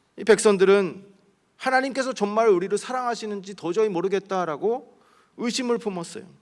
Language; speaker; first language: Korean; early bilingual, heritage; Korean